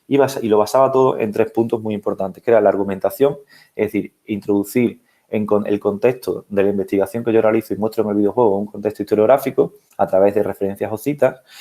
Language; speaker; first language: Spanish; native; Spanish